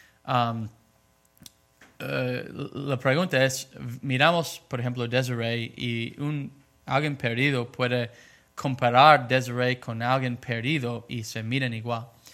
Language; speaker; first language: Spanish; non-native, fluent; English